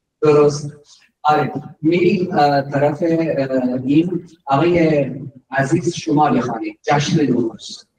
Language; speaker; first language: Persian; non-native, fluent; Urdu